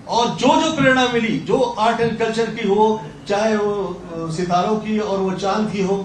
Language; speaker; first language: Hindi; non-native, local second language; Marathi